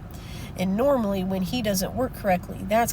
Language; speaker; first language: English; native; English